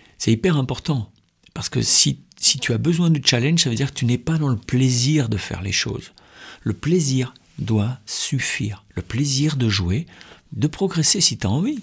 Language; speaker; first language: French; native; French